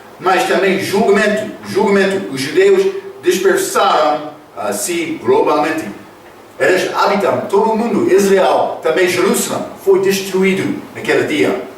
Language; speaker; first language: Portuguese; non-native, fluent; English